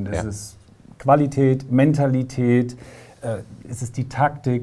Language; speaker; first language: German; native; German